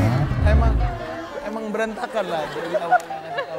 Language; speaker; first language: Indonesian; native; Indonesian